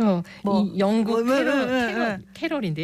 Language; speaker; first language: Korean; native; Korean